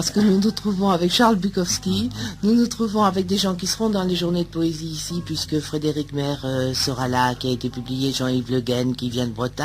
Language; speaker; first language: French; native; French